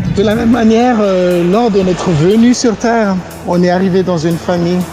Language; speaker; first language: French; non-native, local second language; Malagasy